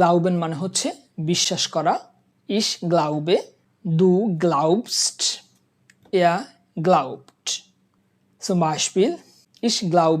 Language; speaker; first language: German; non-native, fluent; Bangla